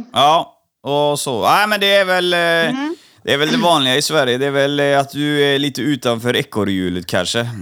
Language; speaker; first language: Swedish; native; Swedish